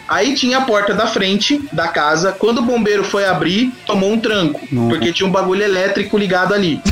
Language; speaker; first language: Portuguese; native; Portuguese